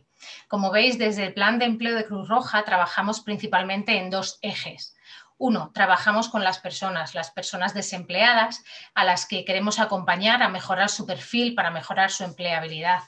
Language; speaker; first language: Spanish; native; Spanish